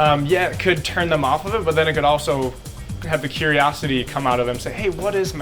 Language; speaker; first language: English; native; English